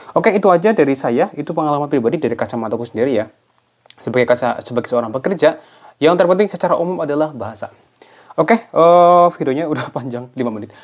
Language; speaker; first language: Indonesian; native; Indonesian